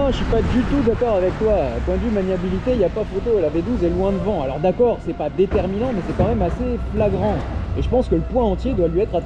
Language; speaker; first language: French; native; French